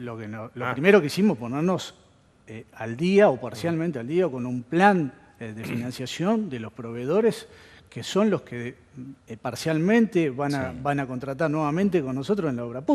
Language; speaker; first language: Spanish; native; Spanish